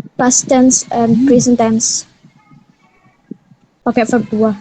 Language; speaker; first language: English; non-native, learner; Indonesian